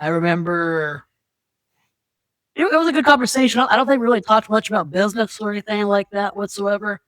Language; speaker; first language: English; native; English